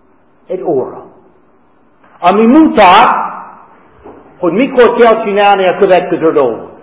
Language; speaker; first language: Hungarian; non-native, learner; English